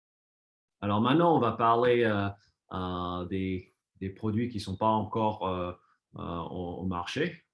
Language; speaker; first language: French; non-native, fluent; English